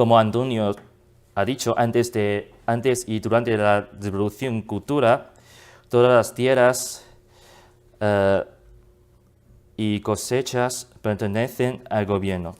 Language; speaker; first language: Spanish; non-native, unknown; Chinese